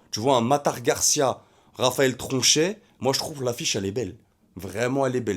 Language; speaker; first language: French; native; French